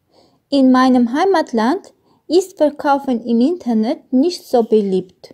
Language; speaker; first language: German; non-native, learner; Armenian